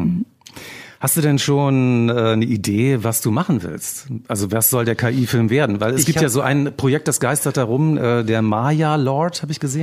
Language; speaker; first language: German; native; German